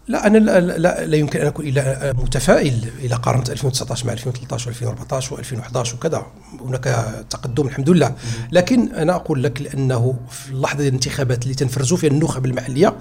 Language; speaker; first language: Arabic; native; Arabic